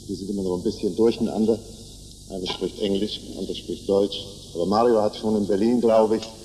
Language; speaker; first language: German; native; German